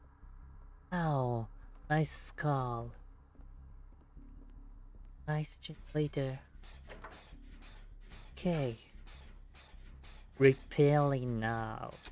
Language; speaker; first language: English; non-native, learner; Japanese